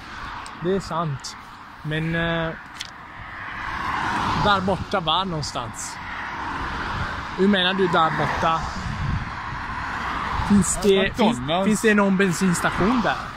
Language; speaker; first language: Swedish; non-native, fluent; Italian